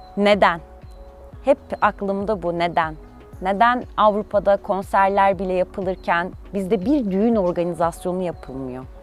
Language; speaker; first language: Turkish; early bilingual, heritage; Turkish